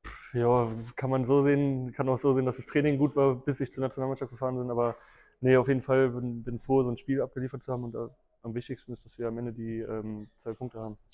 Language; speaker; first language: German; native; German